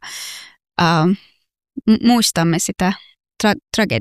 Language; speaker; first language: Finnish; non-native, fluent; Persian